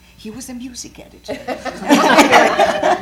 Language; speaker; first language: English; non-native, fluent; Croatian